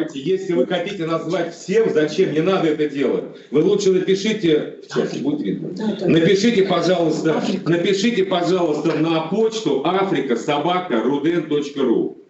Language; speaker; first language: Russian; native; Russian